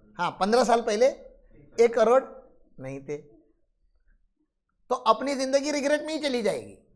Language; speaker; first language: Hindi; non-native, local second language; Marathi